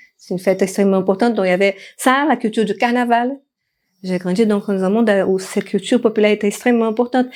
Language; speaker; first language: French; non-native, fluent; Portuguese